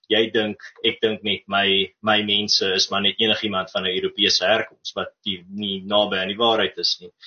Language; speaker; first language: Afrikaans; native; Afrikaans